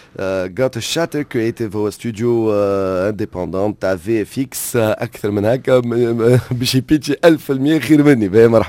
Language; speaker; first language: Arabic; native; Arabic